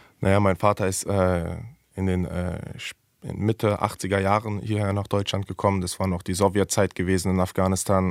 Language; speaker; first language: German; early bilingual, other home language; Persian